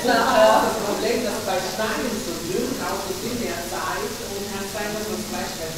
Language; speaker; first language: German; non-native, fluent; Italian